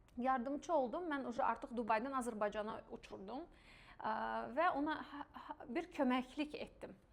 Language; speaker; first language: Azerbaijani; non-native, local second language; Russian